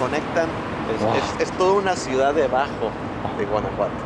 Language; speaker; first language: Spanish; native; Spanish